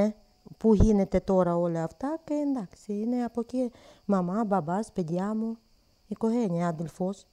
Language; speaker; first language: Greek; non-native, learner; Ukrainian